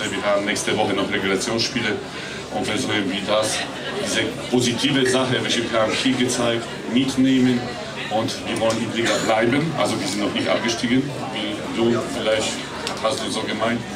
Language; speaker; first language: German; non-native, fluent; Polish